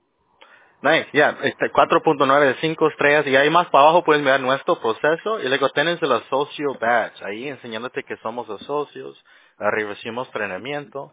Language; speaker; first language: Spanish; early bilingual, heritage; Spanish